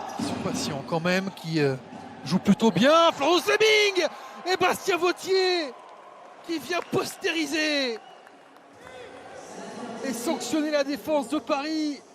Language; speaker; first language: French; native; French